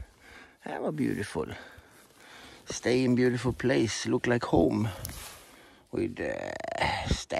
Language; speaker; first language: English; non-native, learner; Swedish